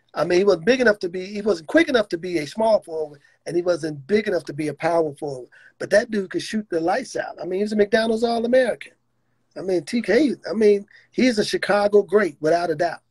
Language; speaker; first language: English; native; English